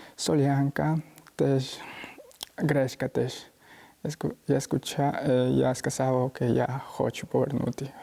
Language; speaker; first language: Ukrainian; non-native, learner; Spanish